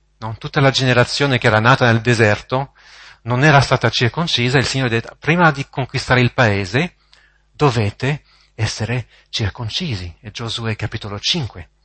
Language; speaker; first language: Italian; non-native, fluent; French